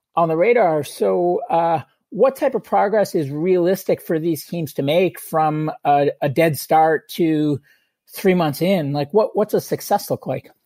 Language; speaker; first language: English; native; English